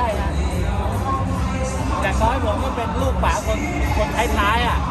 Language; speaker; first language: Thai; native; Thai